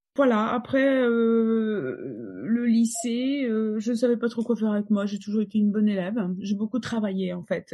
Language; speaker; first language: French; non-native, fluent; Polish